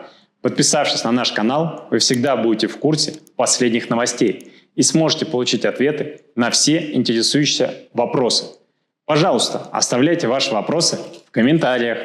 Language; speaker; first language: Russian; native; Russian